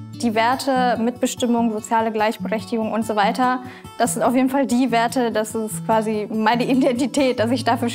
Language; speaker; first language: German; native; German